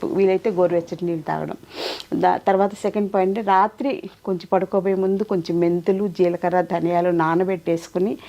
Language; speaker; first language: Telugu; native; Telugu